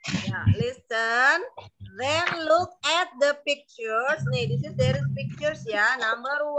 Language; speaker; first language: English; non-native, learner; Indonesian